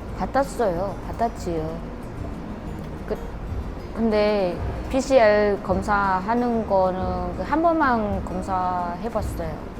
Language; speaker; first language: Korean; non-native, learner; Vietnamese